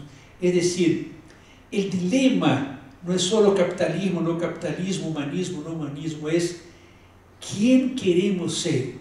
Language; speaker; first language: Spanish; non-native, fluent; Portuguese